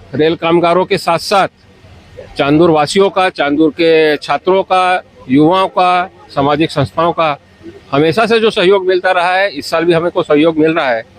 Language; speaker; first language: Hindi; native; Hindi